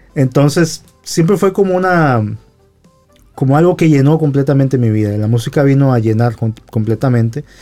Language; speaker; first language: Spanish; native; Spanish